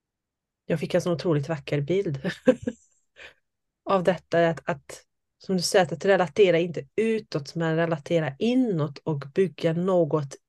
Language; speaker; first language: Swedish; non-native, fluent; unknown